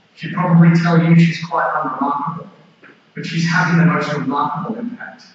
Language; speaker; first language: English; native; English